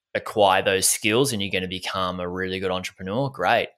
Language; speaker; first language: English; native; English